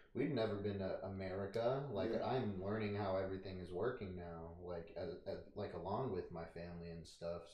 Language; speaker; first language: English; native; English